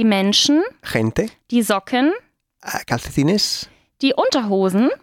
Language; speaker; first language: German; non-native, fluent; Spanish